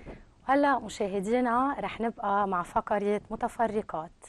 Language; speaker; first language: Arabic; native; Arabic